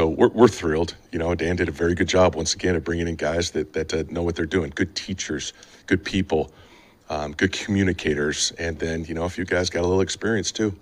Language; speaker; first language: English; native; English